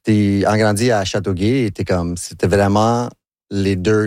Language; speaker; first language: French; non-native, local second language; English